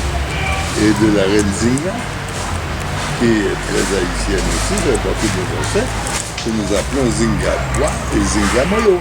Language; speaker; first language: French; non-native, local second language; Haitian Creole